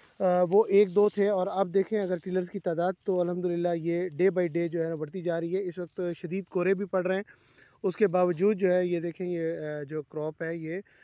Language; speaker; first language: Urdu; non-native, local second language; Saraiki